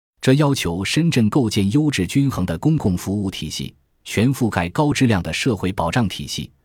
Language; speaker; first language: Chinese; native; Chinese